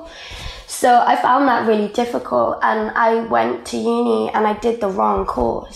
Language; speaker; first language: English; non-native, local second language; Welsh